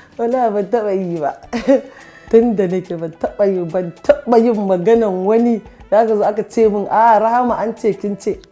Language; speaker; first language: Hausa; non-native, local second language; Yoruba